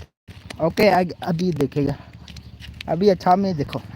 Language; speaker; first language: Hindi; non-native, local second language; Thado Chin